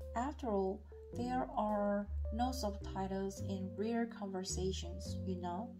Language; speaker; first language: English; non-native, learner; Korean